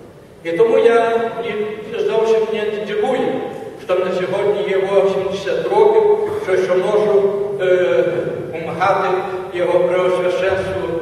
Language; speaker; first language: Ukrainian; non-native, fluent; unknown